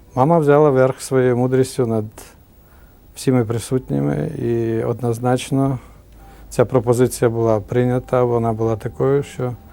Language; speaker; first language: Ukrainian; non-native, local second language; Hungarian